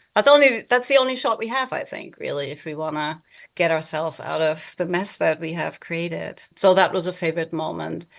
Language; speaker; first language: English; non-native, fluent; German